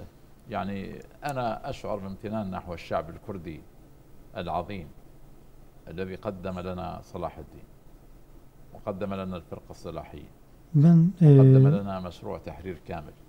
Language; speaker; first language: Arabic; native; Arabic